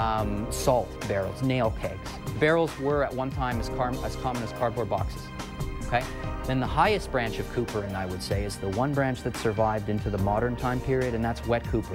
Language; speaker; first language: English; native; English